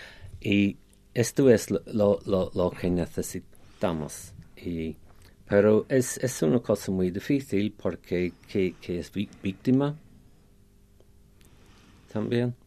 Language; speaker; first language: Spanish; non-native, fluent; English